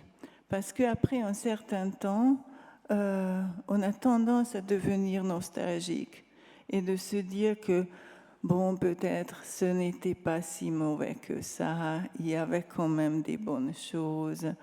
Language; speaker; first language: French; non-native, fluent; Hungarian